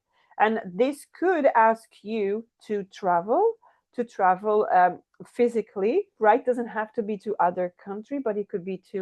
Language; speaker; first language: English; non-native, fluent; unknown